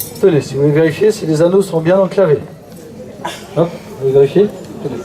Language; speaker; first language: French; native; French